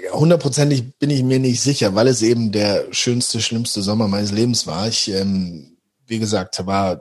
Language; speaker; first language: German; native; German